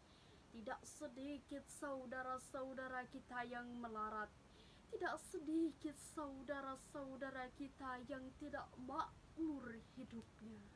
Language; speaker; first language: Indonesian; native; Indonesian